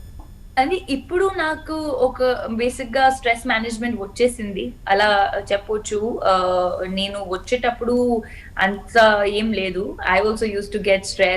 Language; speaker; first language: Telugu; non-native, local second language; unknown